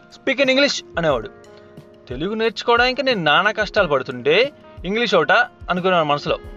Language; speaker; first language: Telugu; non-native, local second language; Hindi